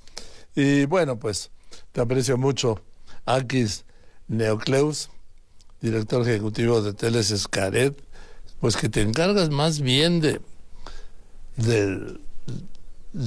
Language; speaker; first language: Spanish; native; Spanish